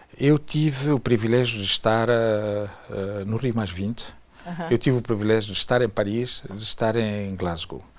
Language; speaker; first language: Portuguese; native; Portuguese